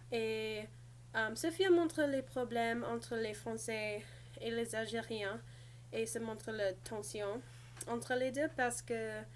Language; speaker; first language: French; non-native, learner; English